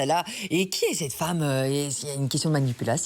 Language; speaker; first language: French; native; French